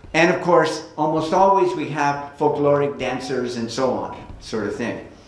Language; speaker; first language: English; early bilingual, other home language; Spanish